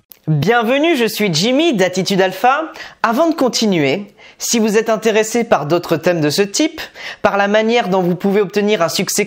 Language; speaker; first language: French; native; French